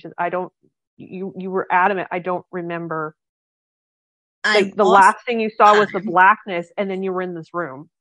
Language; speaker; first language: English; native; English